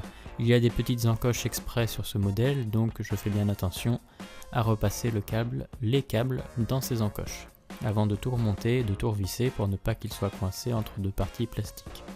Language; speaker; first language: French; native; French